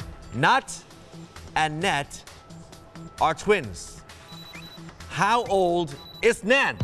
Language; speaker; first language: English; non-native, fluent; Thai